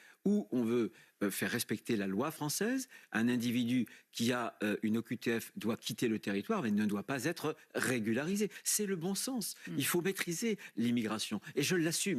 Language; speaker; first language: French; native; French